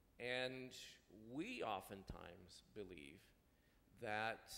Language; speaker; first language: English; native; English